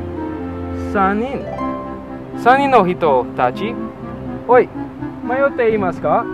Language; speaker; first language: Japanese; non-native, learner; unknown